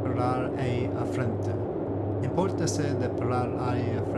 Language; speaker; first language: Portuguese; non-native, learner; English